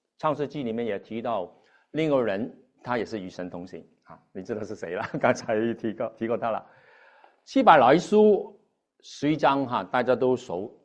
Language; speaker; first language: Chinese; non-native, local second language; Cantonese